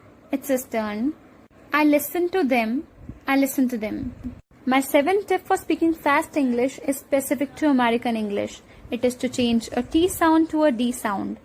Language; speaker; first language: English; non-native, local second language; Hindi